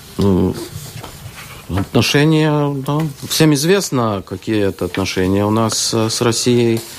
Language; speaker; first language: Russian; non-native, local second language; Lithuanian